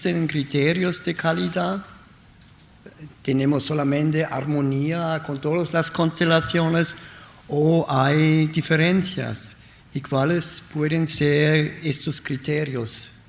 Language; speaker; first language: Spanish; non-native, learner; German